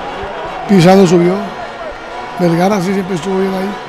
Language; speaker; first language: Spanish; native; Spanish